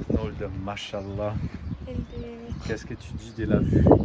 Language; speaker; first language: French; non-native, fluent; German